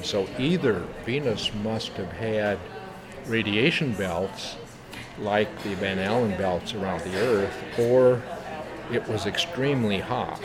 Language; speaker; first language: English; native; English